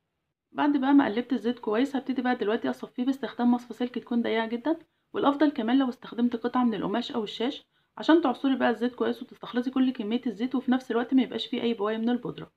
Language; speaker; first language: Arabic; native; Arabic